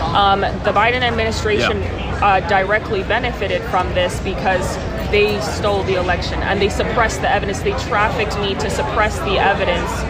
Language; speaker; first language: English; native; English